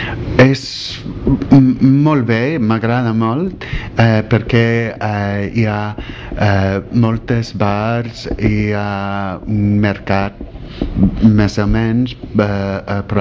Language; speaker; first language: Catalan; non-native, learner; English